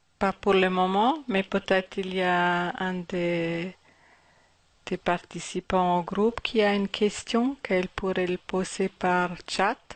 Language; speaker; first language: French; non-native, fluent; German